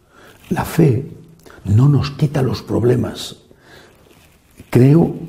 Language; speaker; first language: Spanish; native; Spanish